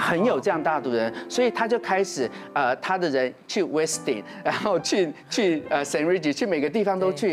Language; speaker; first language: Chinese; native; Chinese